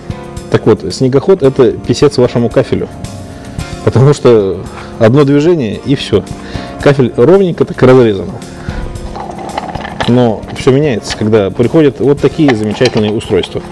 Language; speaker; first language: Russian; native; Russian